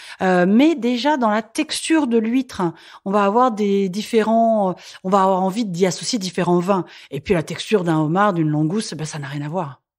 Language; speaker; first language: French; native; French